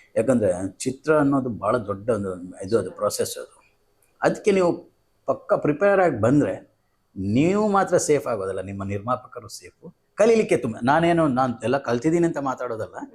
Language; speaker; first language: Kannada; non-native, local second language; Tulu